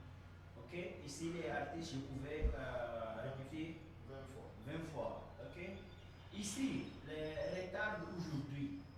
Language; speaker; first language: French; non-native, learner; Portuguese